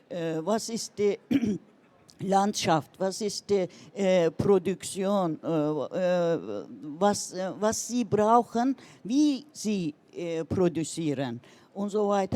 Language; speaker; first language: German; non-native, learner; Turkish